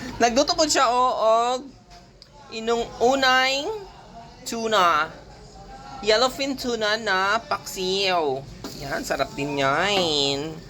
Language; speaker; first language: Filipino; non-native, local second language; Cebuano